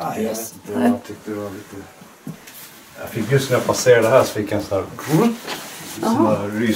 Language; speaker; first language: Swedish; native; Swedish